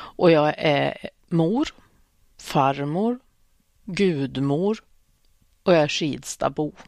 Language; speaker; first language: Swedish; native; Swedish